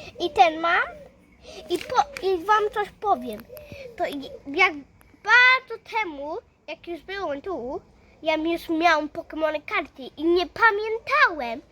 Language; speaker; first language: Polish; early bilingual, heritage; Polish